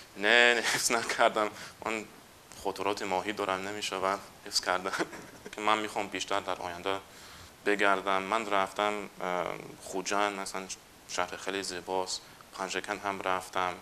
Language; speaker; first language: Persian; non-native, fluent; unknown